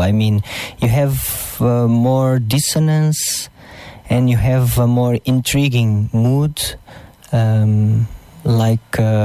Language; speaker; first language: English; non-native, fluent; Portuguese